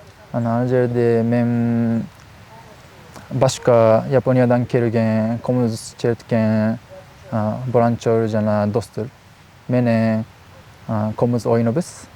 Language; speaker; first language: Kyrgyz; non-native, learner; Japanese